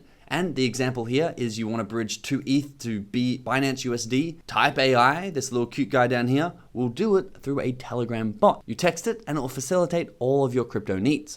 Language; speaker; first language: English; native; English